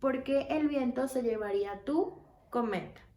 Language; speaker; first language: Spanish; native; Spanish